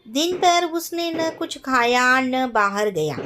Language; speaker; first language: Hindi; non-native, local second language; Kannada